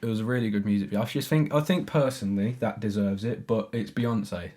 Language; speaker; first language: English; native; English